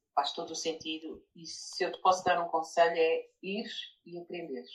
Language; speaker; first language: Portuguese; native; Portuguese